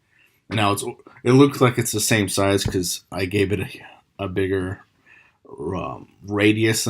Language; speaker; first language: English; native; English